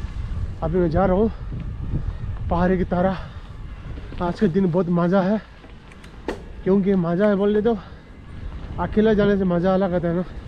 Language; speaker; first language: Hindi; non-native, learner; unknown